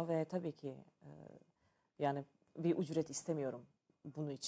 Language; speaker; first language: Turkish; non-native, learner; Serbian